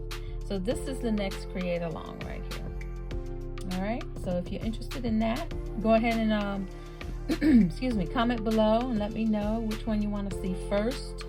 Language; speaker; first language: English; native; English